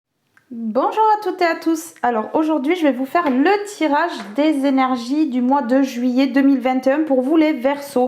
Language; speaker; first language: French; native; French